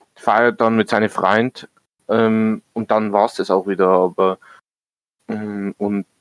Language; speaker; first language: German; native; German